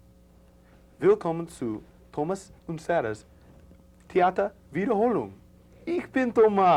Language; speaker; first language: German; non-native, learner; English